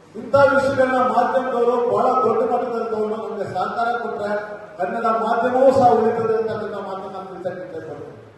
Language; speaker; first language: Kannada; native; Kannada